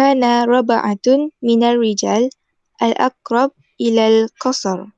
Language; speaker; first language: Arabic; non-native, learner; Malay